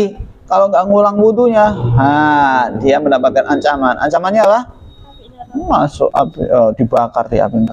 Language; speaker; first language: Indonesian; native; Indonesian